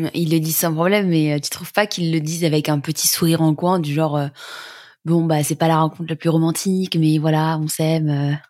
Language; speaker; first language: French; native; French